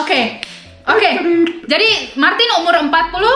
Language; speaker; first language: Indonesian; non-native, local second language; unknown